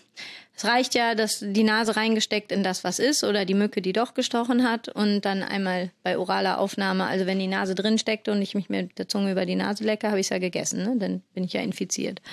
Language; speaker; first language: German; native; German